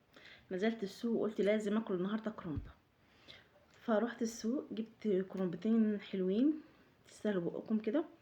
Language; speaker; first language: Arabic; native; Arabic